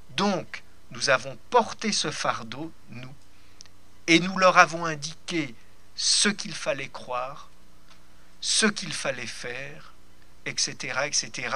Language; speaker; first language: French; native; French